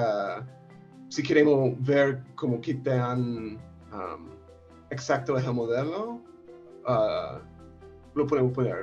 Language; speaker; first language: Spanish; non-native, fluent; English